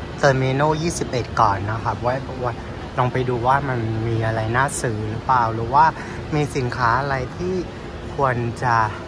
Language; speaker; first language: Thai; non-native, fluent; Vietnamese